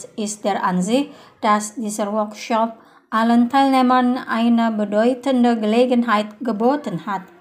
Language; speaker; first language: German; non-native, fluent; Indonesian